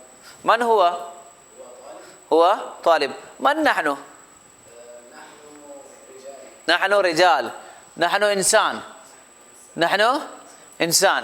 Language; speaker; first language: Arabic; non-native, fluent; Urdu